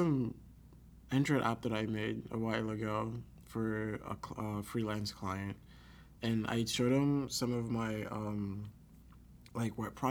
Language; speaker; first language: English; non-native, local second language; Yoruba